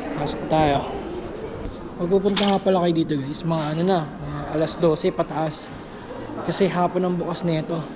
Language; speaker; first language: Filipino; native; Filipino